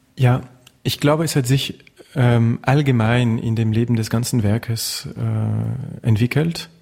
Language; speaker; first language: German; non-native, fluent; French